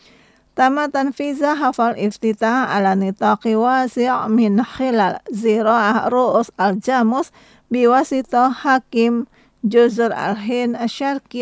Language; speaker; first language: Arabic; non-native, fluent; Indonesian